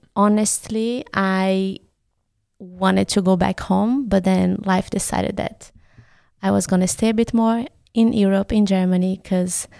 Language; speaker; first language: English; non-native, fluent; Portuguese